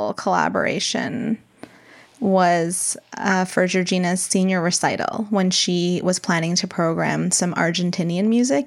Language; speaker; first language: English; native; English